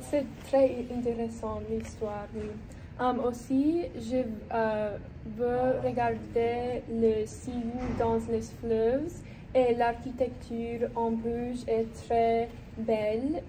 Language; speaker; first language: French; non-native, learner; English